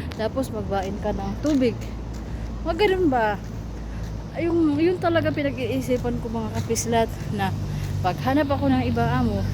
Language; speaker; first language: Filipino; non-native, local second language; Cebuano